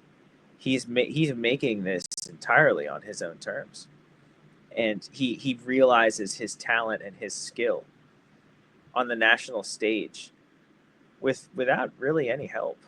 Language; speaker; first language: English; native; English